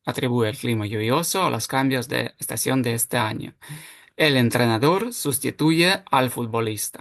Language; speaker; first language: Spanish; non-native, fluent; Ukrainian